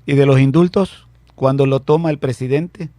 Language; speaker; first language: Spanish; native; Spanish